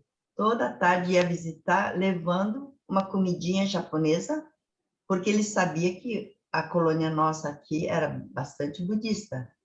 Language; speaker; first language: Portuguese; early bilingual, other home language; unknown